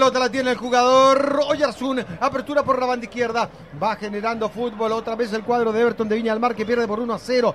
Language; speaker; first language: Spanish; native; Spanish